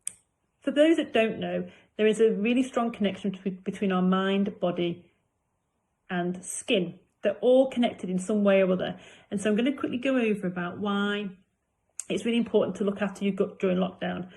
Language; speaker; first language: English; native; English